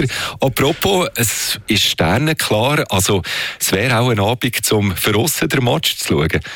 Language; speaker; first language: German; native; German